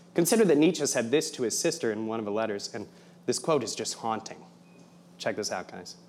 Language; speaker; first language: English; native; English